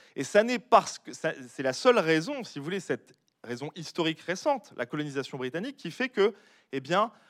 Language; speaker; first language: French; native; French